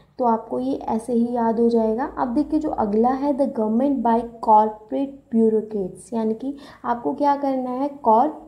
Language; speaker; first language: Hindi; native; Hindi